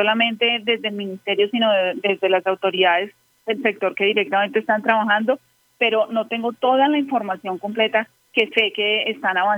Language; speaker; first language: Spanish; native; Spanish